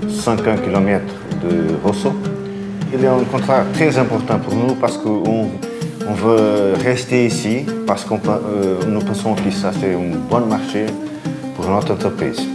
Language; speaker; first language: French; non-native, fluent; Portuguese